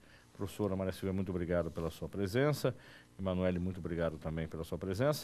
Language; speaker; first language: Portuguese; native; Portuguese